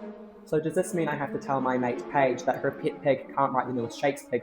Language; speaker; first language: English; native; English